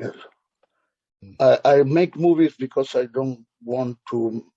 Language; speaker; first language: English; non-native, learner; Spanish